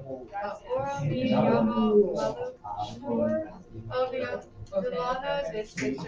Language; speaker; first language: Spanish; non-native, learner; English